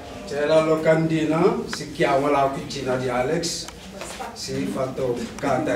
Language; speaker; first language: Italian; non-native, learner; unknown